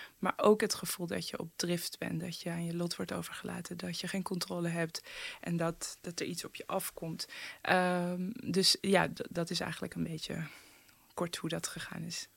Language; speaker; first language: Dutch; early bilingual, other home language; Persian